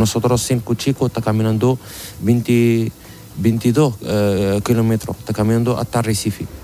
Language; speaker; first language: Spanish; non-native, learner; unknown